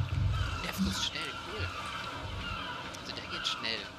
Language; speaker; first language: German; native; German